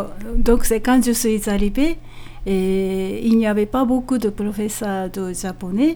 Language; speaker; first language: French; non-native, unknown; Japanese